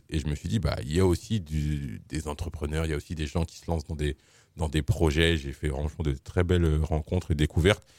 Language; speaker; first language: French; native; French